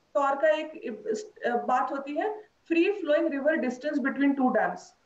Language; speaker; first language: Hindi; non-native, local second language; Marathi